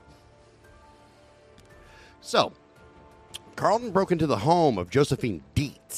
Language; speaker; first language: English; native; English